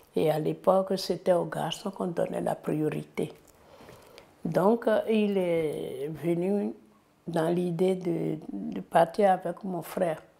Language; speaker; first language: French; non-native, local second language; Fon